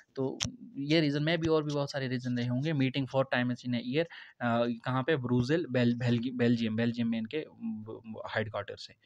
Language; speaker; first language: Hindi; non-native, local second language; Kashmiri